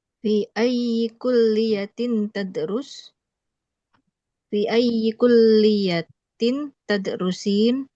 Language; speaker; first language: Arabic; non-native, learner; Indonesian